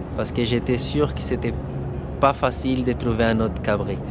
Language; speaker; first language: French; non-native, fluent; Portuguese